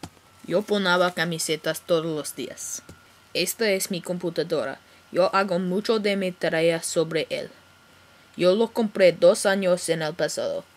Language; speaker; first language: Spanish; non-native, learner; English